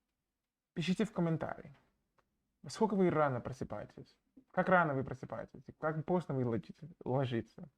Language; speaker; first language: Russian; non-native, fluent; English